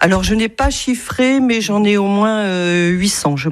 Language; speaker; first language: French; native; French